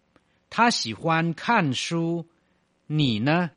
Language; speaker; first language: Chinese; non-native, fluent; Thai